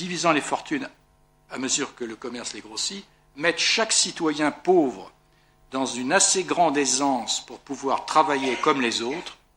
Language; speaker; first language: French; native; French